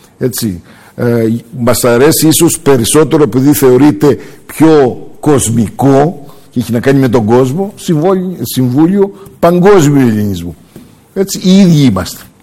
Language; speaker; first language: Greek; early bilingual, heritage; Greek